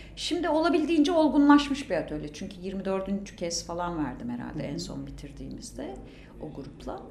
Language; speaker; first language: Turkish; native; Turkish